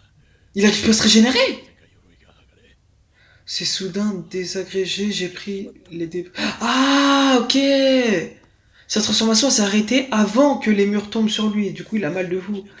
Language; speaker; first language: French; native; French